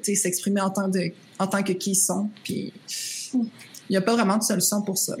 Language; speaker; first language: French; native; French